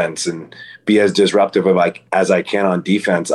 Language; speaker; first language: English; native; English